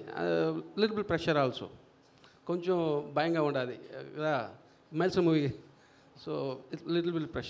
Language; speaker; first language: Telugu; non-native, learner; Tamil